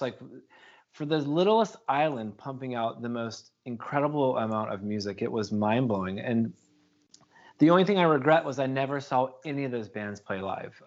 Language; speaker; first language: English; native; English